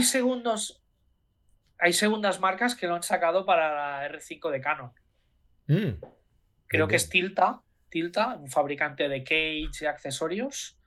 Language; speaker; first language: Spanish; native; Spanish